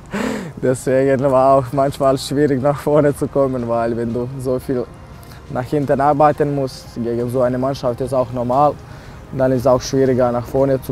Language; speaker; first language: German; non-native, fluent; Serbian